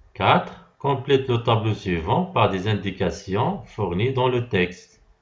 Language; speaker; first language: French; non-native, local second language; Arabic